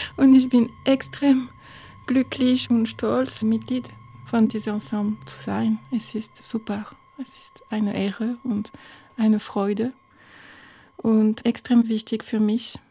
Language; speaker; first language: German; non-native, fluent; French